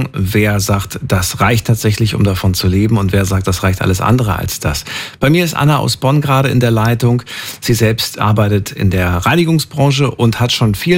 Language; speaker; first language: German; native; German